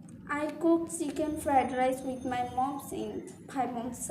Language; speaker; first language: English; non-native, learner; Bangla